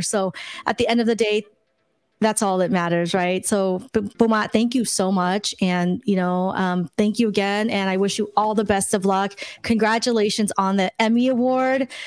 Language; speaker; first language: English; early bilingual, other home language; Khmer